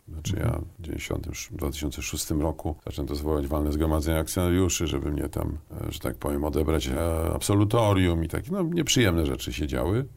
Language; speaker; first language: Polish; native; Polish